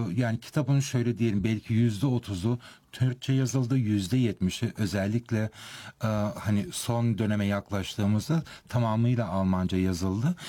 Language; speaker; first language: Turkish; early bilingual, heritage; Turkish